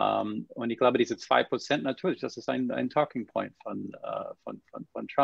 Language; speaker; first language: German; non-native, fluent; English